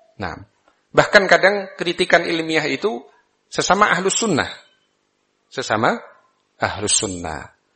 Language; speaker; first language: Malay; non-native, local second language; Javanese